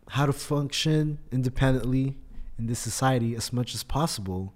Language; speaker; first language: English; early bilingual, other home language; Filipino